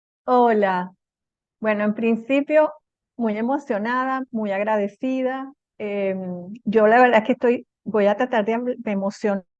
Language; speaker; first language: Spanish; native; Spanish